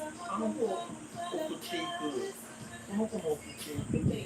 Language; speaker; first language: Japanese; native; Japanese